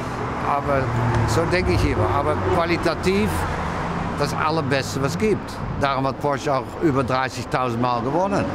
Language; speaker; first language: German; non-native, fluent; Dutch